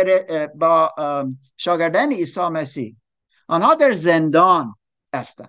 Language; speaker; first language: Persian; non-native, learner; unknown